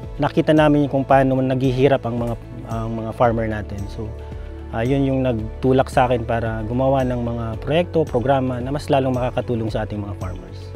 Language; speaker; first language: Filipino; non-native, local second language; Bikol